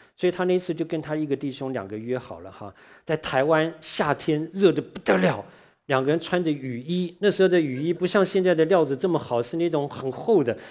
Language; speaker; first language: Chinese; native; Chinese